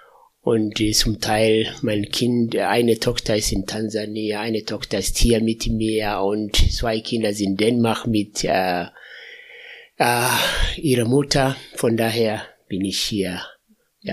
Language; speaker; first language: German; non-native, fluent; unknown